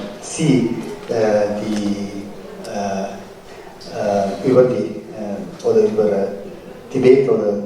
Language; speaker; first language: German; non-native, fluent; Tibetan